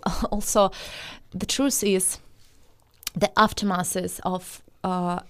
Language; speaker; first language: English; non-native, fluent; Russian